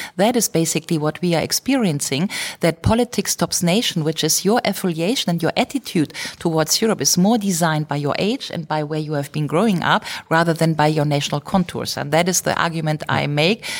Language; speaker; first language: English; non-native, fluent; German